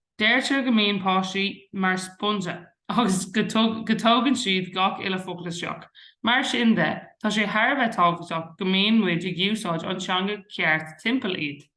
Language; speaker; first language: Irish; non-native, local second language; English